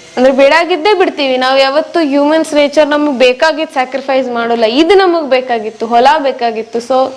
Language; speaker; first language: Kannada; non-native, local second language; Marwari